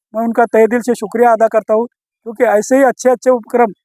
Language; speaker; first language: Hindi; non-native, local second language; Marathi